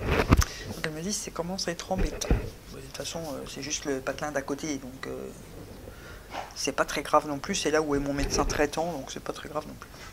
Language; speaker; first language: French; native; French